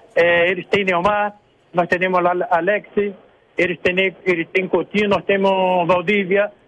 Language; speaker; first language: Spanish; non-native, learner; Portuguese